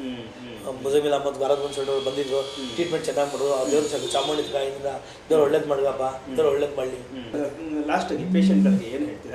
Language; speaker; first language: Kannada; native; Kannada